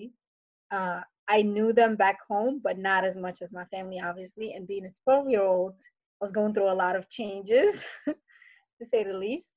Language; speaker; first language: English; early bilingual, other home language; Fula